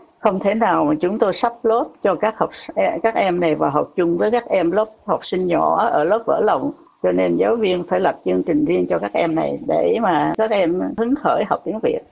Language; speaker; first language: Vietnamese; native; Vietnamese